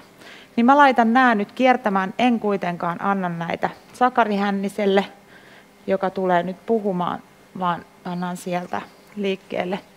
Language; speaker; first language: Finnish; native; Finnish